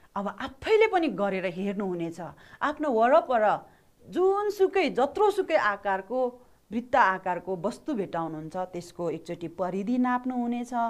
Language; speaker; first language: Nepali; native; Nepali